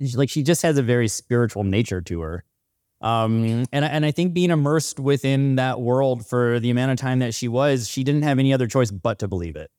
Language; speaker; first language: English; native; English